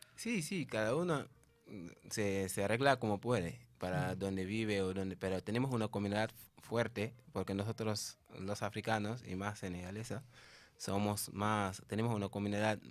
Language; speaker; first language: Spanish; non-native, fluent; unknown